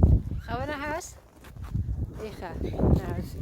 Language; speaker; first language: Dutch; non-native, fluent; Filipino